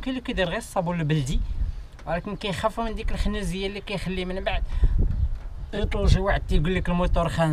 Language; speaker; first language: Arabic; native; Arabic